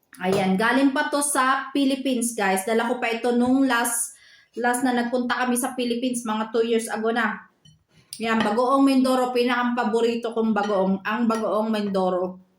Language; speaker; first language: Filipino; native; Filipino